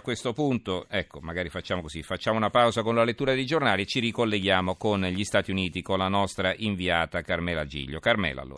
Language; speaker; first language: Italian; native; Italian